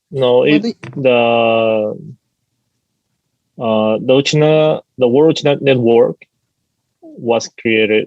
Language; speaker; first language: English; non-native, fluent; Spanish